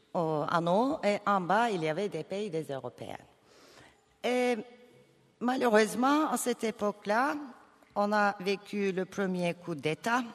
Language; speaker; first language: French; non-native, fluent; Turkish